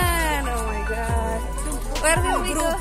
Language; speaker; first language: English; non-native, learner; Indonesian